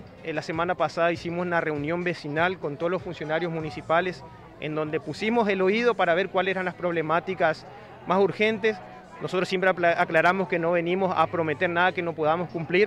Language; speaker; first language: Spanish; native; Spanish